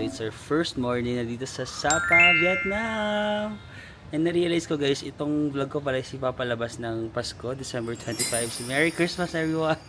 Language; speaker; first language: Filipino; native; Filipino